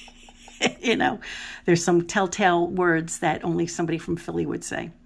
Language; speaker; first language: English; native; English